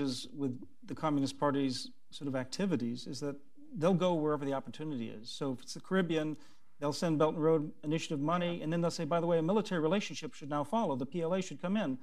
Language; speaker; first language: English; native; English